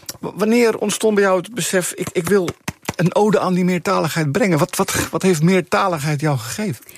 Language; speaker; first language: Dutch; native; Dutch